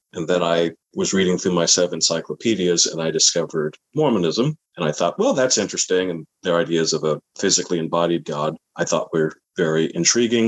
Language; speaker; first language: English; native; English